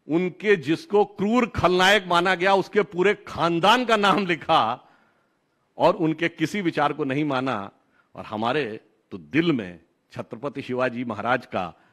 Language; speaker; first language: Hindi; native; Hindi